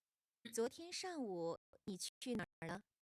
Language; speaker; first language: Chinese; non-native, learner; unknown